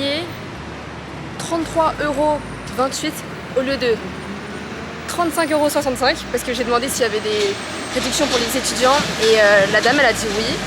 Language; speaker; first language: French; native; French